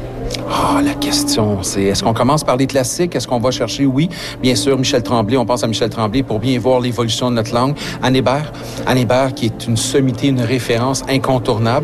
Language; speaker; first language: French; native; French